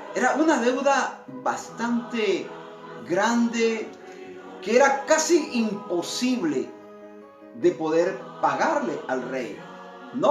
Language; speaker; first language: Spanish; native; Spanish